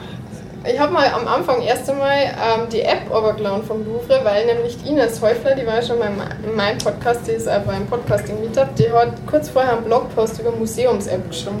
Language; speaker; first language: German; native; German